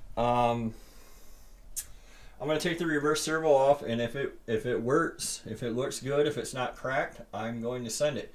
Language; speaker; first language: English; native; English